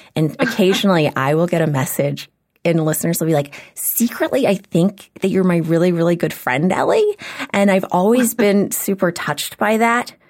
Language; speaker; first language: English; native; English